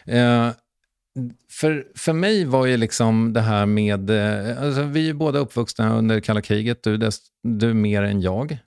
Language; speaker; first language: Swedish; native; Swedish